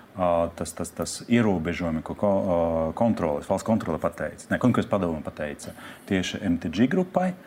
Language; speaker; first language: Latvian; non-native, local second language; Russian